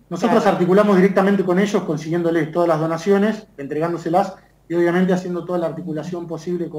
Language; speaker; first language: Spanish; native; Spanish